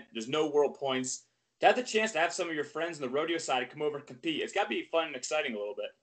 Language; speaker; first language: English; native; English